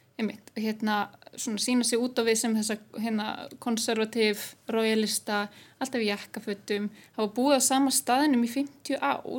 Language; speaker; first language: Icelandic; native; Icelandic